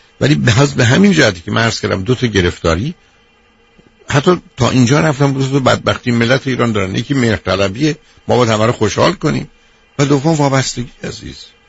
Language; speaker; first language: Persian; native; Persian